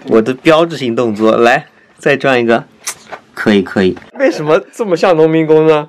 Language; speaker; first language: Chinese; native; Chinese